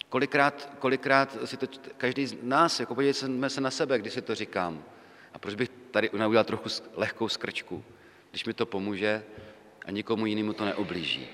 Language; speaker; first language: Czech; native; Czech